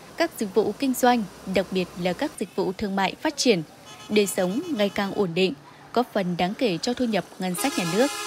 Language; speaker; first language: Vietnamese; native; Vietnamese